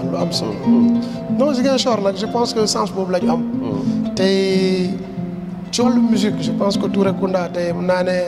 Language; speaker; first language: Wolof; non-native, local second language; Jola-Fonyi